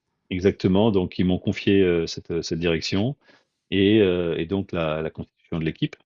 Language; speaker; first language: French; native; French